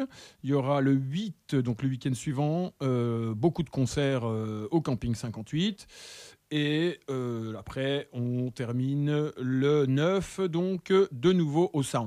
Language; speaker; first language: French; native; French